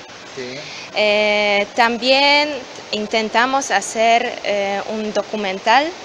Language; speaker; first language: Spanish; non-native, learner; Polish